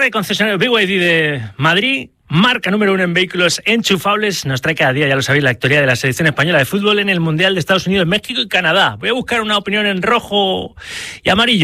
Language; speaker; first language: Spanish; native; Spanish